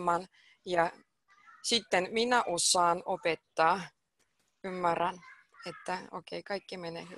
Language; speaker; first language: Finnish; non-native, fluent; Russian